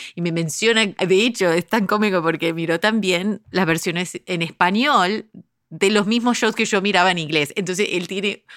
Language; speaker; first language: Spanish; early bilingual, heritage; Spanish